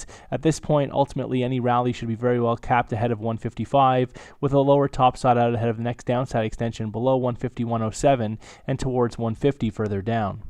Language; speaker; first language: English; native; English